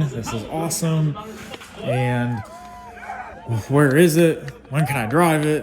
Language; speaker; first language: English; native; English